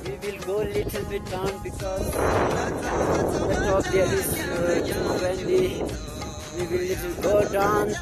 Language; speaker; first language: English; non-native, local second language; Ladakhi